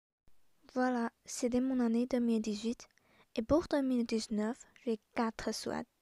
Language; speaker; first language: French; non-native, learner; Chinese